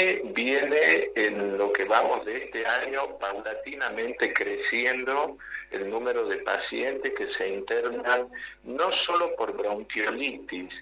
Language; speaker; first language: Spanish; native; Spanish